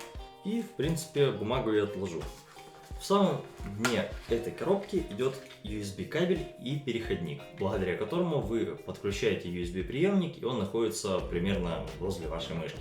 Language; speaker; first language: Russian; non-native, local second language; Ukrainian